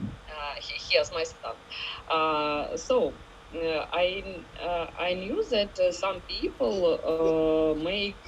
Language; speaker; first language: English; non-native, fluent; Ukrainian